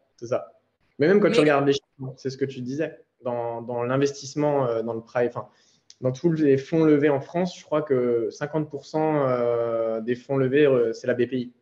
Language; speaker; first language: French; native; French